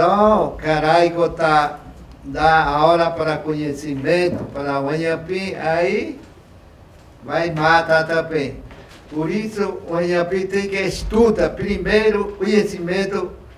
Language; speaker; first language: Portuguese; non-native, local second language; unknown